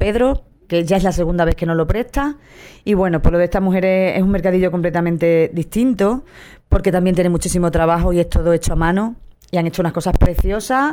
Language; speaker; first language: Spanish; native; Spanish